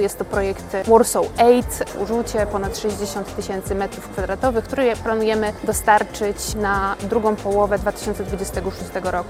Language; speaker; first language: Polish; native; Polish